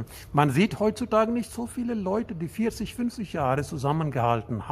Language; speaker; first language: German; non-native, learner; Urdu